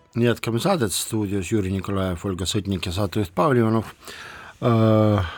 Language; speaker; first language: Estonian; non-native, local second language; Russian